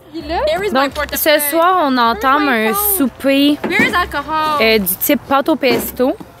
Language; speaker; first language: French; native; French